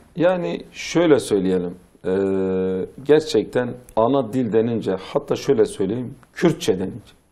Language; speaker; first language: Turkish; non-native, local second language; Zaza